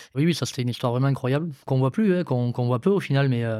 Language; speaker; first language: French; native; French